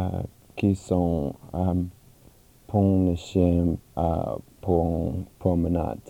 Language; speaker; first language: French; non-native, learner; English